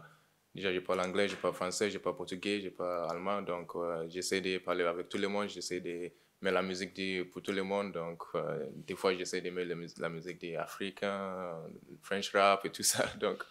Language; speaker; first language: French; non-native, learner; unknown